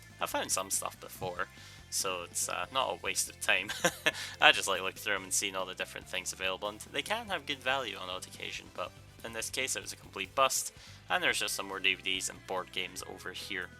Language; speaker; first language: English; native; English